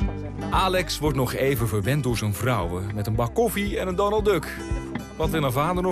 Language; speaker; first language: Dutch; native; Dutch